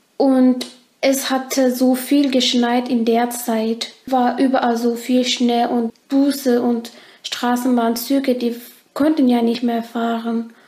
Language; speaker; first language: German; non-native, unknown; Turkish